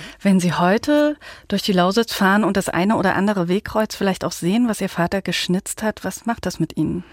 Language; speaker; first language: German; native; German